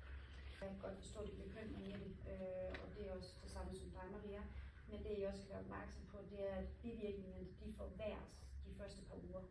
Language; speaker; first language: Danish; native; Danish